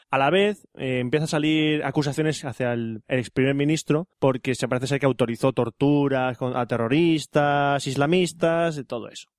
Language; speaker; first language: Spanish; native; Spanish